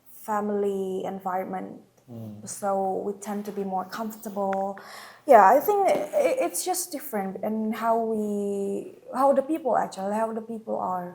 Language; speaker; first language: English; non-native, local second language; Indonesian